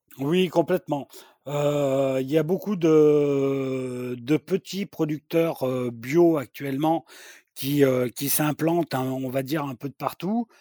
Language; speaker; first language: French; native; French